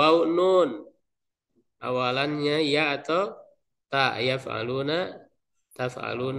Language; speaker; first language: Arabic; non-native, fluent; Indonesian